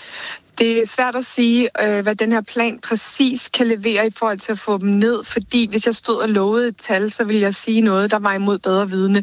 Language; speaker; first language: Danish; native; Danish